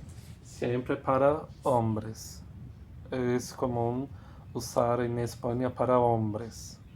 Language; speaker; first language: Spanish; non-native, fluent; Portuguese